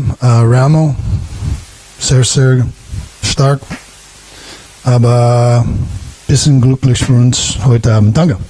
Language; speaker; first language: German; non-native, learner; English